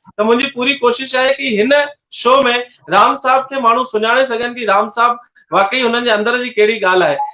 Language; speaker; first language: Sindhi; native; Sindhi